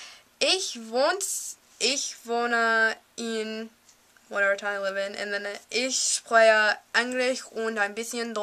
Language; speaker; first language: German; non-native, learner; English